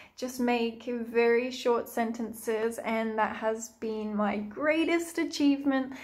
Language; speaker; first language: English; native; English